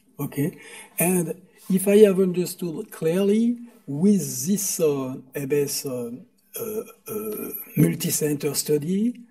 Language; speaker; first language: English; non-native, fluent; French